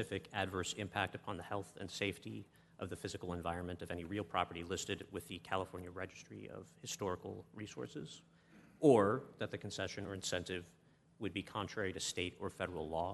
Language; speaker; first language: English; native; English